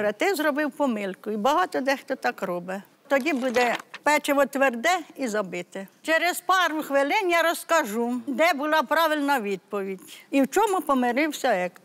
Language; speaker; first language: Ukrainian; native; Ukrainian